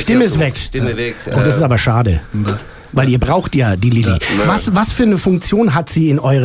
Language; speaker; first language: German; native; German